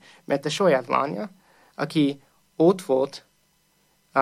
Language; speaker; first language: Hungarian; non-native, fluent; English